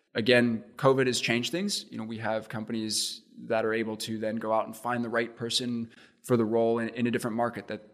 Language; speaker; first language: English; native; English